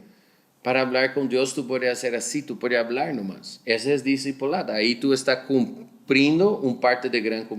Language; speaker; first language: Spanish; non-native, fluent; Portuguese